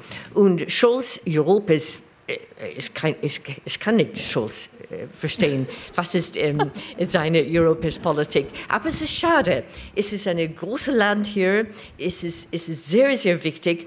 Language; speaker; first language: German; non-native, learner; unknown